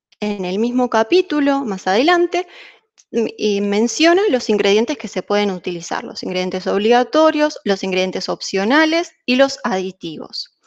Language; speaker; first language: Spanish; native; Spanish